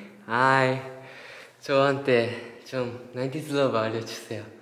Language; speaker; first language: Korean; non-native, fluent; Japanese